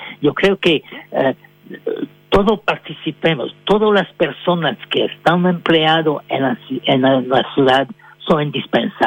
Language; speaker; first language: Spanish; non-native, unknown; French